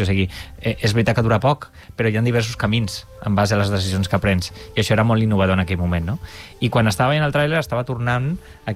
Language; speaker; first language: Catalan; native; Catalan